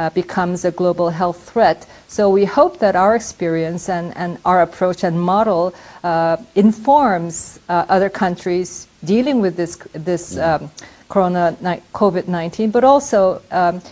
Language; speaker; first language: English; non-native, fluent; Korean